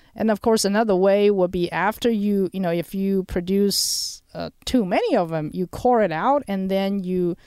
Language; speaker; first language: English; non-native, fluent; Chinese